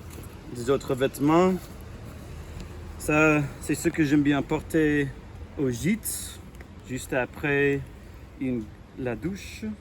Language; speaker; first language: French; non-native, fluent; English